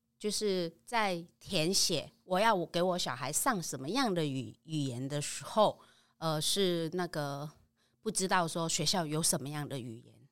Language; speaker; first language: Chinese; non-native, fluent; Vietnamese